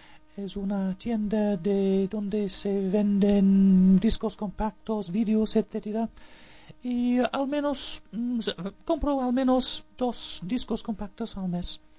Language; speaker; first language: Spanish; non-native, learner; English